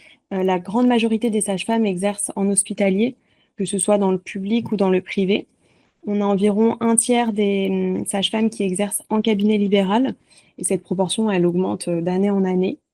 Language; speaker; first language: French; native; French